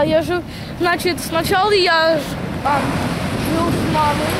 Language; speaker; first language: Russian; early bilingual, heritage; Russian